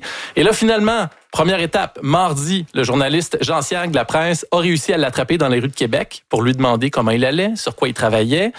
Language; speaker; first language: French; native; French